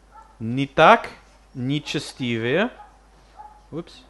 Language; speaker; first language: Russian; non-native, fluent; English